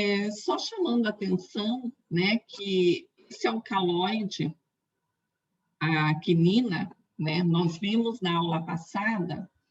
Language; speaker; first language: Portuguese; native; Portuguese